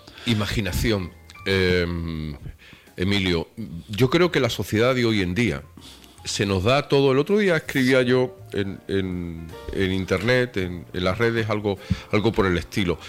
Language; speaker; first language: Spanish; native; Spanish